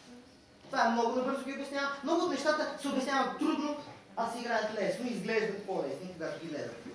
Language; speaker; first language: Bulgarian; native; Bulgarian